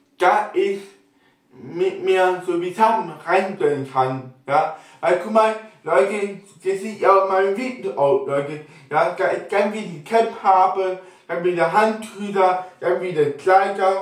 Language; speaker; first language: German; non-native, local second language; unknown